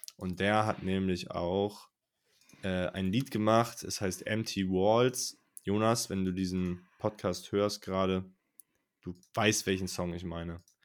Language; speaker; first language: German; native; German